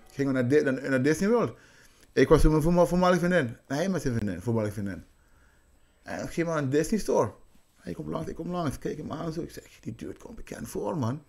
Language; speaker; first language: Dutch; early bilingual, other home language; Papiamento